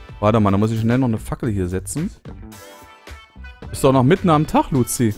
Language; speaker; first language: German; native; German